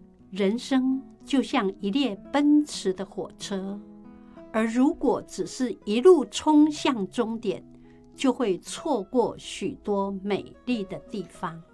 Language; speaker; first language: Chinese; native; Chinese